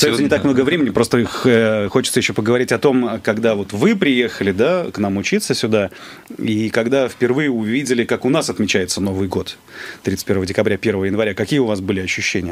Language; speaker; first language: Russian; native; Russian